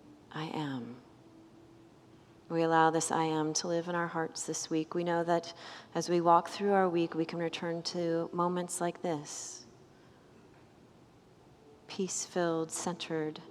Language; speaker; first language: English; native; English